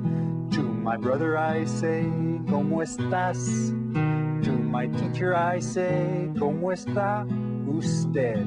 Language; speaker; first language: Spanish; non-native, fluent; English